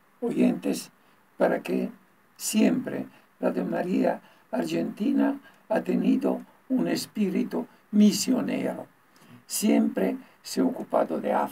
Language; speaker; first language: Spanish; non-native, learner; Italian